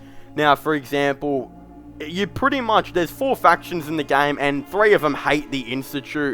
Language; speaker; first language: English; native; English